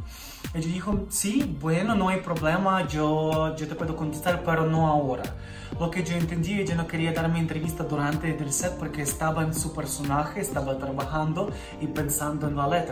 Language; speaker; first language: Spanish; non-native, fluent; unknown